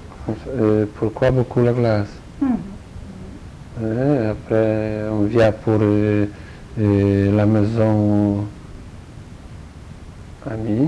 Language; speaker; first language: French; non-native, learner; Polish